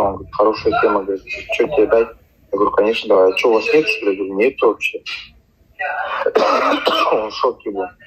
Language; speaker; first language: Russian; native; Russian